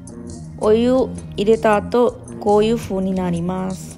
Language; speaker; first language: Japanese; non-native, learner; Sinhala